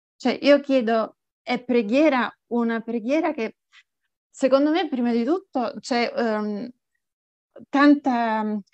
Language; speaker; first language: Italian; native; Italian